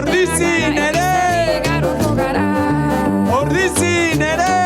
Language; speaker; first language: Basque; native; Basque